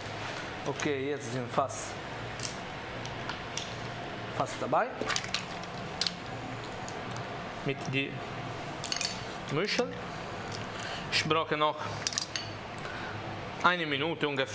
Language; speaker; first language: German; non-native, learner; Italian